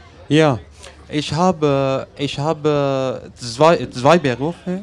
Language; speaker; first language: German; non-native, learner; Arabic